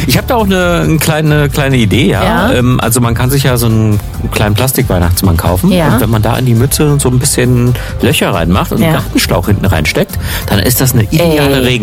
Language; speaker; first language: German; native; German